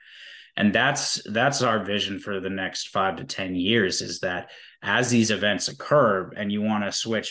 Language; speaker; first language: English; native; English